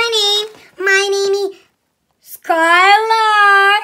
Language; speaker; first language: English; non-native, learner; Russian